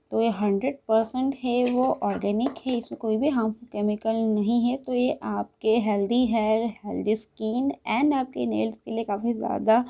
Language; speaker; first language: Hindi; non-native, local second language; Gujarati